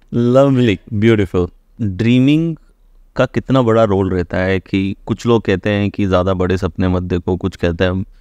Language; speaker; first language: Hindi; native; Hindi